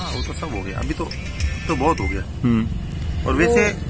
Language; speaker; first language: Hindi; native; Hindi